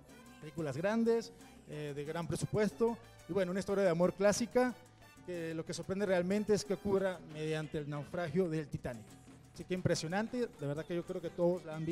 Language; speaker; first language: Spanish; native; Spanish